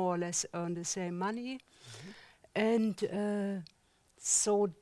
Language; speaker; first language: English; non-native, learner; German